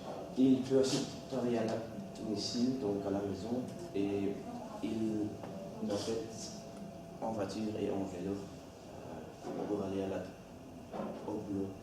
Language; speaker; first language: French; non-native, learner; Dutch